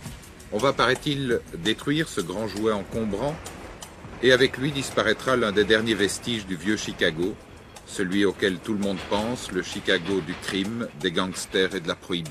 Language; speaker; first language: French; native; French